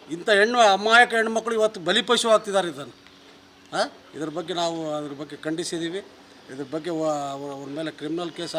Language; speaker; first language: Kannada; non-native, local second language; Lambadi